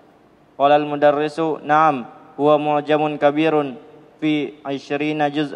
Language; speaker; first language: Arabic; non-native, learner; Indonesian